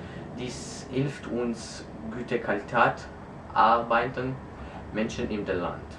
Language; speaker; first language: German; non-native, learner; French